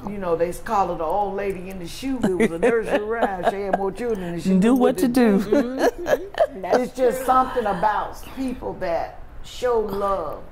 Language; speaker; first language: English; native; English